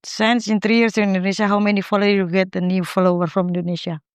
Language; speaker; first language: English; non-native, learner; Indonesian